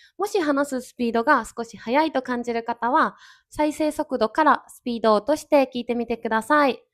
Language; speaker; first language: Japanese; native; Japanese